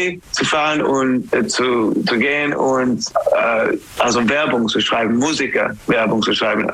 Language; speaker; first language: German; non-native, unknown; English